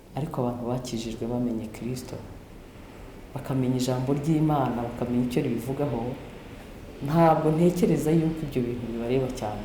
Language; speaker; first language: Kinyarwanda; native; Kinyarwanda